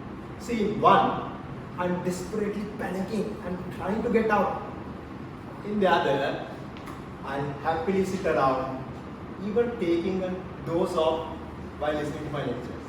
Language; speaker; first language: English; non-native, local second language; Sinhala